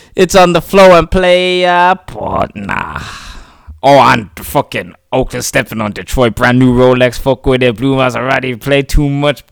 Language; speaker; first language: English; native; English